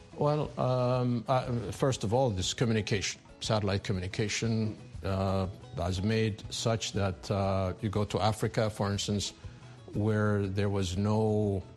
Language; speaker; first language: English; non-native, fluent; Amharic